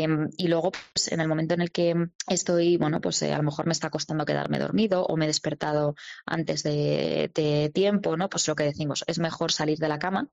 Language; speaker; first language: Spanish; native; Spanish